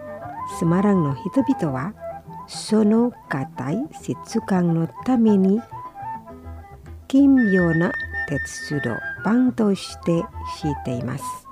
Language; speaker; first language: Japanese; non-native, fluent; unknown